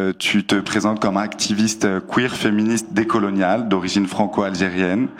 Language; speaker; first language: French; native; French